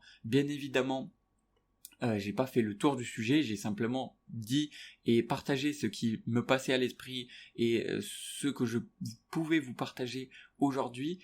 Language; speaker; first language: French; native; French